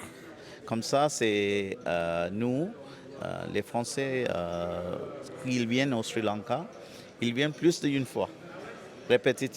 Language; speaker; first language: French; non-native, fluent; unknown